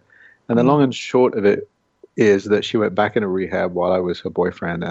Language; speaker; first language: English; native; English